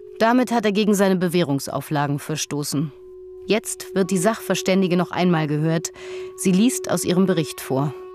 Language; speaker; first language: German; native; German